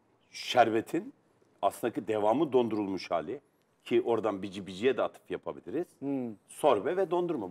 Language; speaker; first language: Turkish; native; Turkish